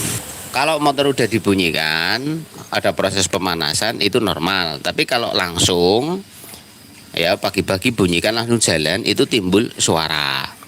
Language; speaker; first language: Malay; non-native, local second language; Javanese